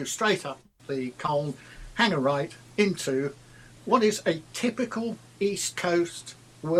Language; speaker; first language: English; native; English